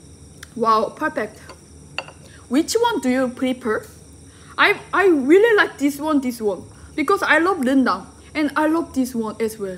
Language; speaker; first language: English; non-native, learner; Korean